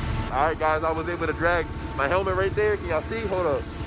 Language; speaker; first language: English; native; English